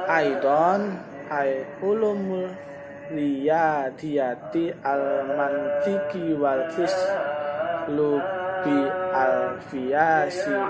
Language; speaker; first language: Arabic; non-native, learner; Indonesian